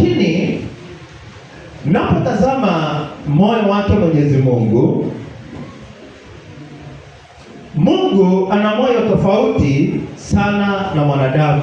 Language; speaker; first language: Swahili; non-native, local second language; Kikuyu